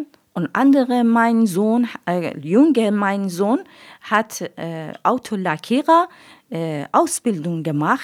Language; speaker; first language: German; non-native, learner; Persian